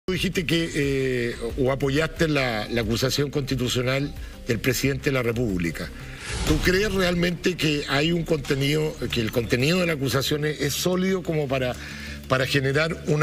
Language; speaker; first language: Spanish; native; Spanish